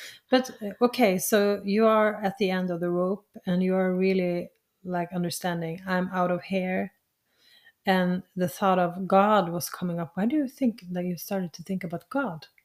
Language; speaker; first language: English; non-native, fluent; Norwegian